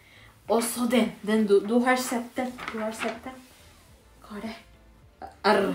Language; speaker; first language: Norwegian; non-native, learner; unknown